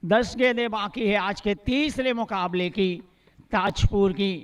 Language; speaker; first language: Hindi; non-native, local second language; Gujarati